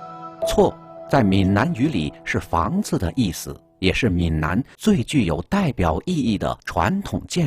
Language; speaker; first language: Chinese; native; Chinese